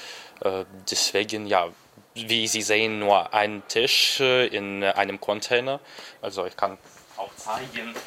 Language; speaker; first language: German; non-native, learner; Ukrainian